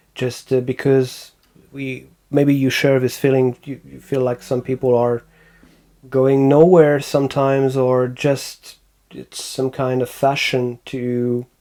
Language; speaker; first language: English; non-native, fluent; French